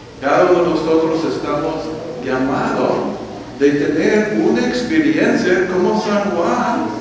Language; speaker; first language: Spanish; non-native, fluent; English